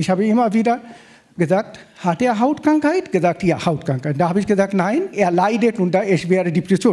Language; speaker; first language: German; non-native, fluent; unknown